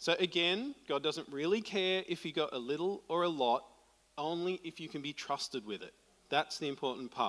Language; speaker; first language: English; native; English